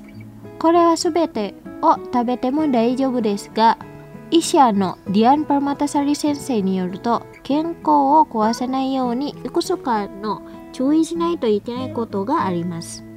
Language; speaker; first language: Japanese; non-native, fluent; Indonesian